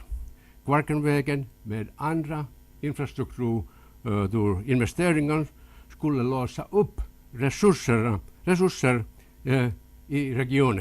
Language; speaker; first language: Swedish; non-native, local second language; Finnish